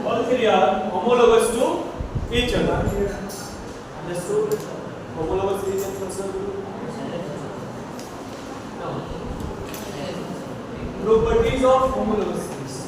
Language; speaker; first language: English; non-native, local second language; Hindi